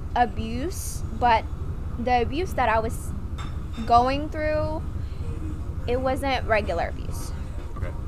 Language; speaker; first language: English; non-native, fluent; Vietnamese